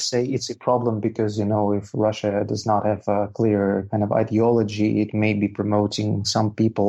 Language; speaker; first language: English; non-native, fluent; Russian